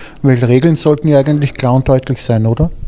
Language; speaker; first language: German; native; German